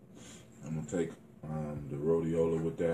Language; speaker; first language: English; native; English